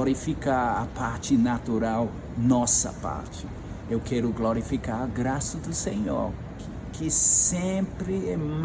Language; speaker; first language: Portuguese; non-native, fluent; English